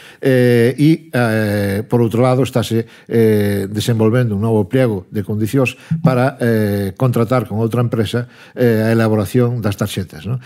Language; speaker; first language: Galician; non-native, local second language; Spanish